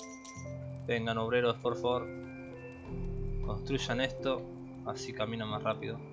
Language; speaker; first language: Spanish; native; Spanish